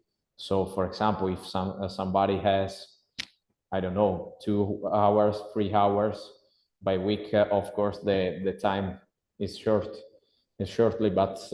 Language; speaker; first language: English; non-native, learner; Italian